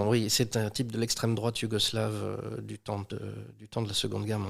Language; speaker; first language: French; native; French